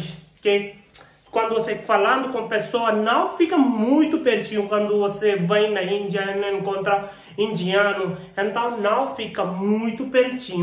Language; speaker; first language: Portuguese; non-native, learner; Hindi